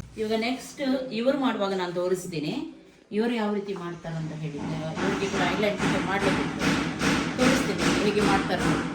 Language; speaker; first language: Kannada; native; Kannada